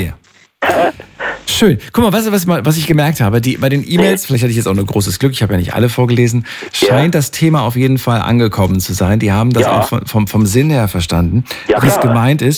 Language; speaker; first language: German; native; German